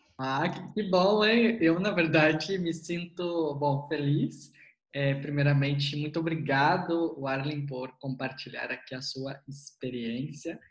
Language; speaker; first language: Portuguese; native; Portuguese